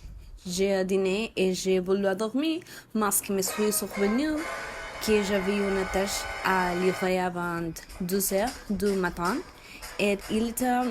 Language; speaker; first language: French; non-native, learner; Spanish